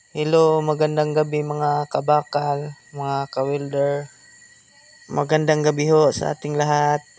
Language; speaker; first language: Filipino; non-native, local second language; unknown